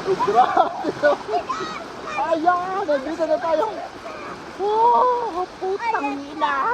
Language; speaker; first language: Filipino; native; Filipino